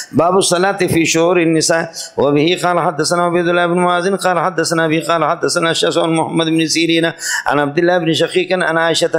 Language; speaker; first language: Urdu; non-native, local second language; Brahui